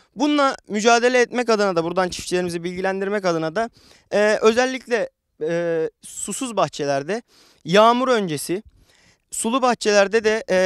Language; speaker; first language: Turkish; native; Turkish